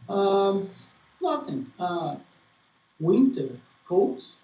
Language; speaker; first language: English; non-native, learner; Portuguese